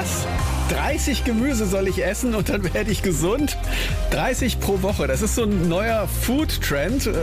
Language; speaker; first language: German; native; German